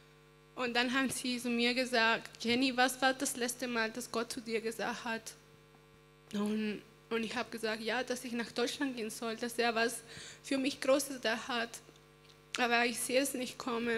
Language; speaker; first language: German; non-native, fluent; Spanish